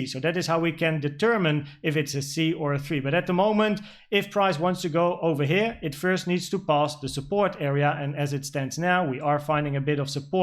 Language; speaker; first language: English; non-native, fluent; Dutch